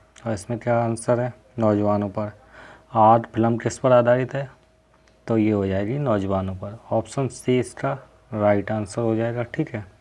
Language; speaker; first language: Hindi; native; Hindi